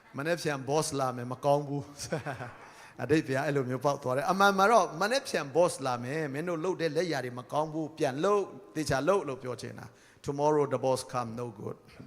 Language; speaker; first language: Burmese; non-native, local second language; Tedim Chin